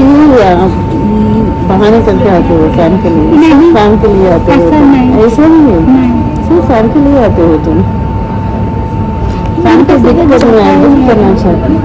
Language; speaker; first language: Hindi; non-native, local second language; Kannada